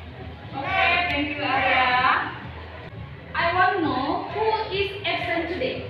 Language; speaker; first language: English; non-native, fluent; Indonesian